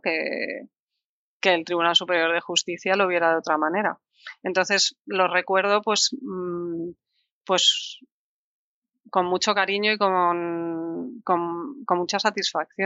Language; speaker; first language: Spanish; native; Spanish